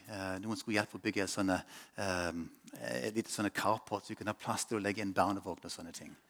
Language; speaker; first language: Norwegian; non-native, fluent; English